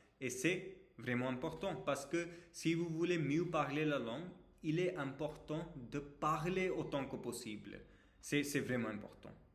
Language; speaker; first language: French; non-native, fluent; Hindi